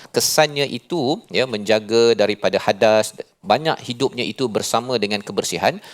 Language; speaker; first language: Malay; native; Malay